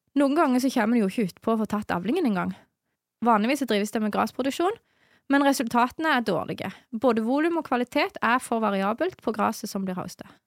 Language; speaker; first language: Norwegian; native; Norwegian